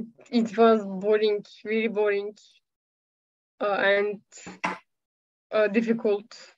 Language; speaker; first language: English; non-native, learner; Turkish